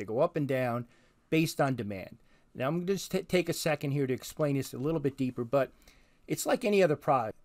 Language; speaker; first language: English; native; English